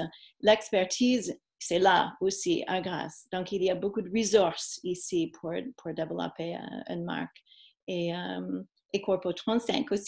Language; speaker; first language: French; non-native, fluent; English